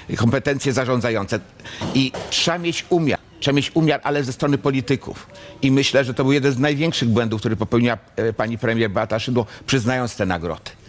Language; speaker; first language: Polish; native; Polish